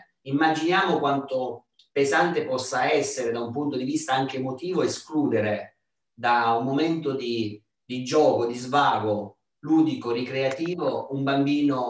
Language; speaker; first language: Italian; native; Italian